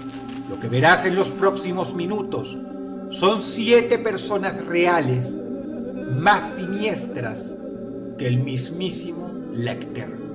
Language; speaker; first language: Spanish; native; Spanish